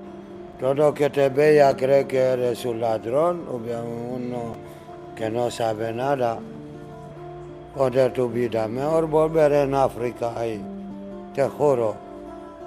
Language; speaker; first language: Spanish; non-native, learner; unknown